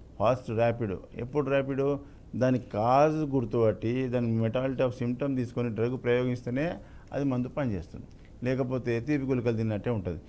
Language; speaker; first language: Telugu; native; Telugu